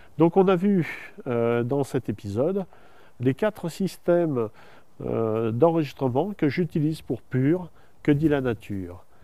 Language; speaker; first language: French; native; French